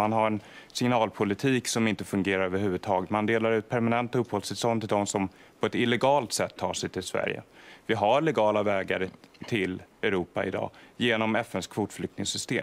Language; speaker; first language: Swedish; native; Swedish